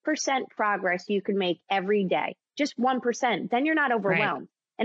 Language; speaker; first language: English; native; English